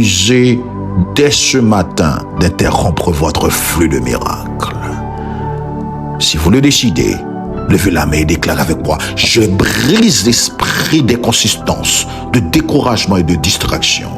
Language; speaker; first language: French; non-native, local second language; Haitian Creole